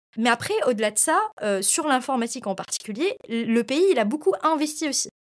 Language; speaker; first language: French; non-native, local second language; Arabic